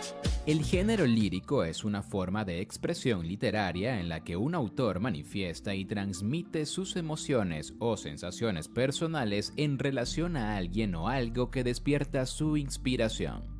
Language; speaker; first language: Spanish; native; Spanish